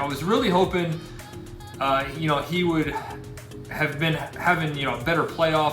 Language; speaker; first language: English; native; English